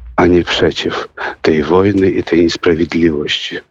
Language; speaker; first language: Polish; early bilingual, heritage; Russian